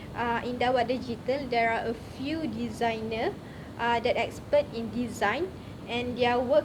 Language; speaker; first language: English; non-native, learner; Malay